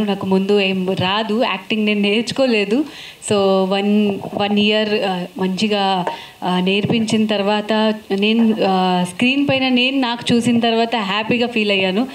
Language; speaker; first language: Telugu; non-native, fluent; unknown